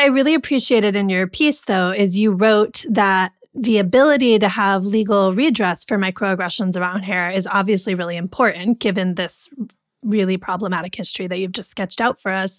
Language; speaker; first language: English; native; English